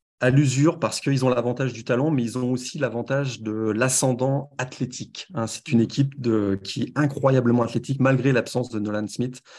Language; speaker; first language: French; native; French